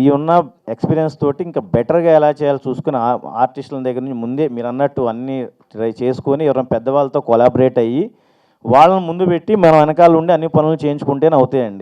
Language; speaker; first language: Telugu; native; Telugu